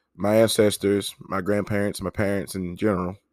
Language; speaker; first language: English; native; English